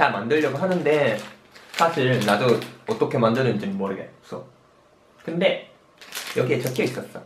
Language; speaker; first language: Korean; non-native, learner; Japanese